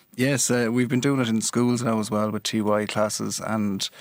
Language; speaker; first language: English; native; English